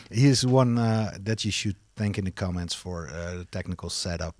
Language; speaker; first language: English; non-native, fluent; Dutch